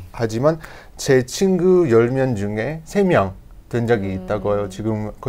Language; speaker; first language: Korean; non-native, learner; English